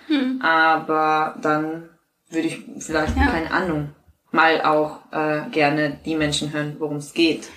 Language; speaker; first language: German; non-native, fluent; Spanish